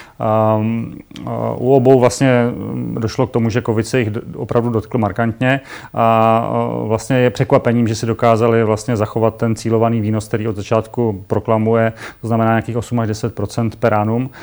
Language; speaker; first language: Czech; native; Czech